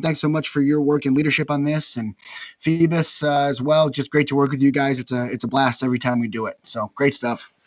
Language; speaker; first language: English; native; English